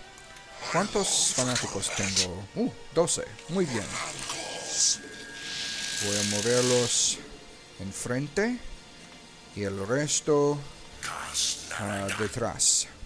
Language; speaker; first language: Spanish; non-native, learner; English